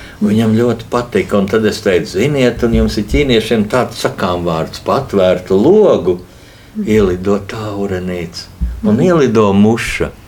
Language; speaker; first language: Latvian; native; Latvian